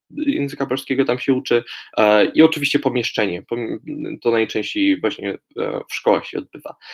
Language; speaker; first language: Polish; non-native, fluent; Russian